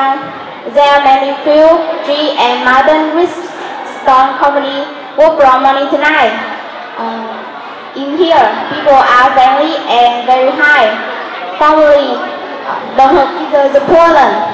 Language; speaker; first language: English; non-native, learner; Vietnamese